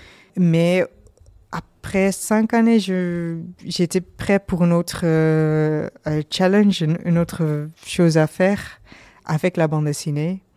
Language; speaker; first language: French; non-native, learner; Dutch